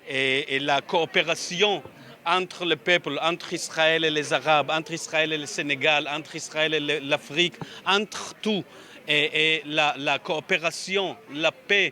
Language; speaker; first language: French; non-native, learner; Hebrew